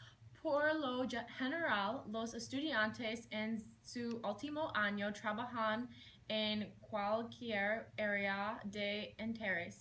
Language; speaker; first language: Spanish; non-native, learner; English